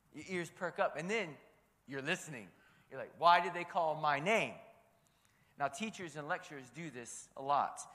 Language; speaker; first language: English; native; English